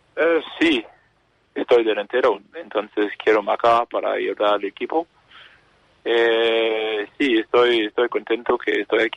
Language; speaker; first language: Spanish; non-native, learner; Danish